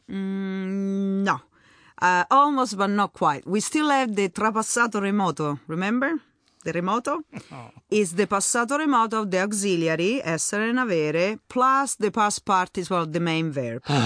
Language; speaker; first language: English; non-native, fluent; Italian